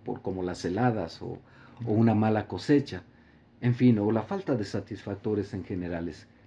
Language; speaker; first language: Spanish; native; Spanish